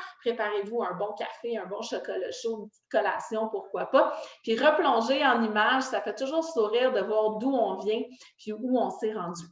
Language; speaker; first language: French; native; French